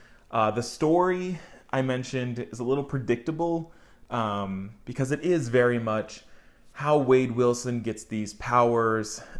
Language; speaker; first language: English; native; English